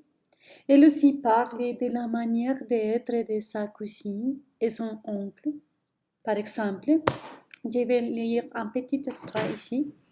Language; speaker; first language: French; non-native, learner; Spanish